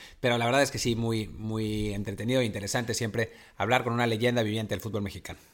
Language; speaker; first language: Spanish; native; Spanish